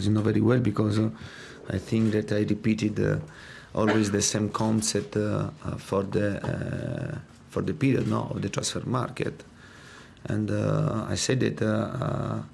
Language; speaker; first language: English; non-native, fluent; Italian